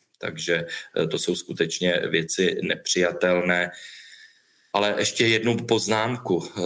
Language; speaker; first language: Czech; native; Czech